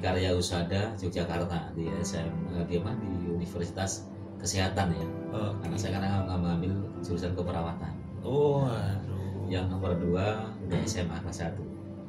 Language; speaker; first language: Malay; non-native, local second language; Javanese